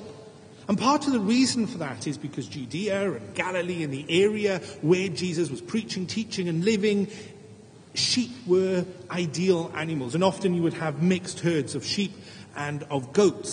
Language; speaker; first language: English; native; English